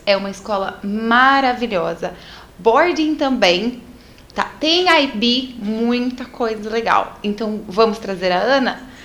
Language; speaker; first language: Portuguese; native; Portuguese